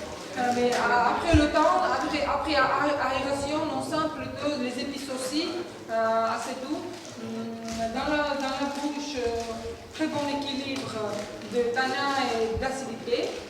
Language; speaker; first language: French; non-native, fluent; Georgian